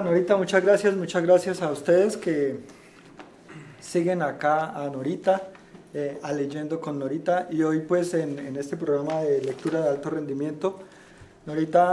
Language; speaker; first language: Spanish; native; Spanish